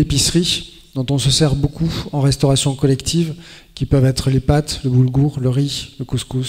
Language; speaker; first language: French; native; French